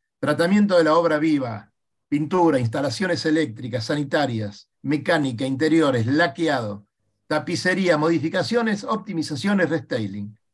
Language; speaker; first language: Spanish; native; Spanish